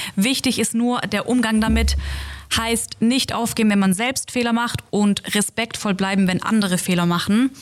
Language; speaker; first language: German; native; German